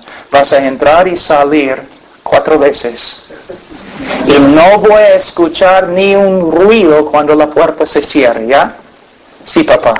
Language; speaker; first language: Spanish; non-native, fluent; English